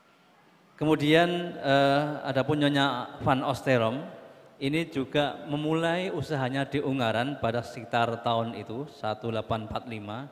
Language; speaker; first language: Indonesian; native; Indonesian